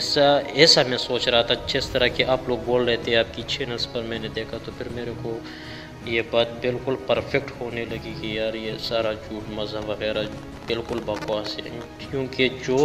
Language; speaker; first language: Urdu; non-native, local second language; Pashto